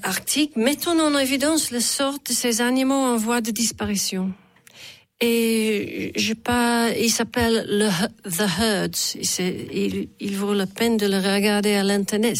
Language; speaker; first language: French; non-native, fluent; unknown